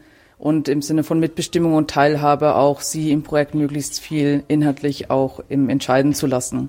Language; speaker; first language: German; native; German